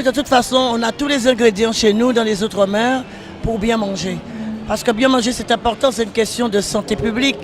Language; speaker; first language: French; native; French